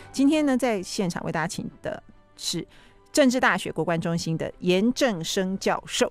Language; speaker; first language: Chinese; native; Chinese